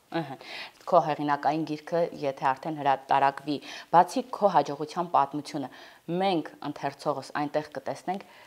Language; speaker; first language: Armenian; native; Armenian